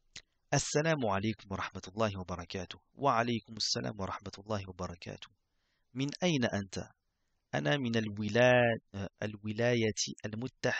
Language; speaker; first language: Arabic; non-native, fluent; French